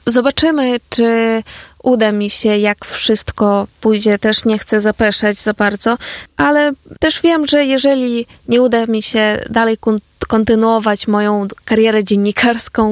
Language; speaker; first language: Polish; non-native, fluent; Ukrainian